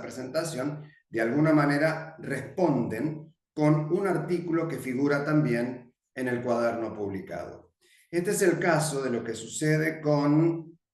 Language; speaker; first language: Spanish; native; Spanish